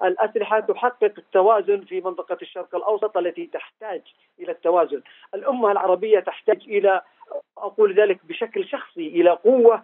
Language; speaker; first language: Arabic; native; Arabic